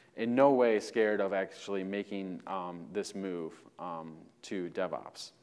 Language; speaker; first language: English; native; English